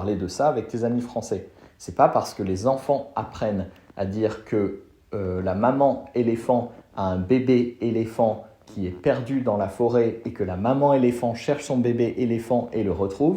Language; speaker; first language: French; native; French